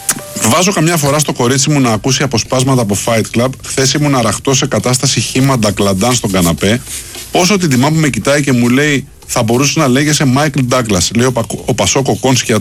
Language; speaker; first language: Greek; native; Greek